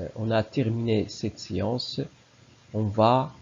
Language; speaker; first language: French; non-native, local second language; Arabic